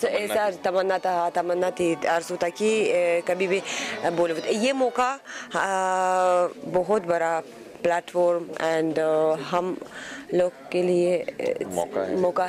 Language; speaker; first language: Hindi; non-native, learner; Azerbaijani